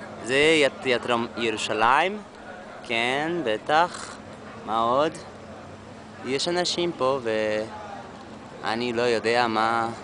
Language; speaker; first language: Hebrew; non-native, learner; Portuguese